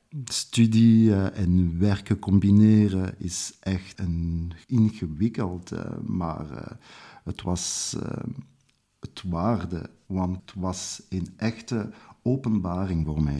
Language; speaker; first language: Dutch; non-native, local second language; French